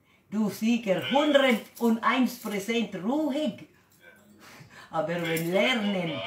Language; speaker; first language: German; non-native, learner; Waray